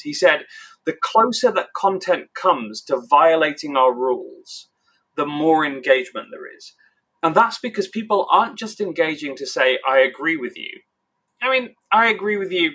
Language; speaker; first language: English; native; English